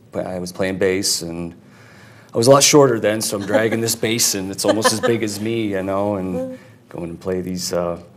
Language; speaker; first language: English; native; English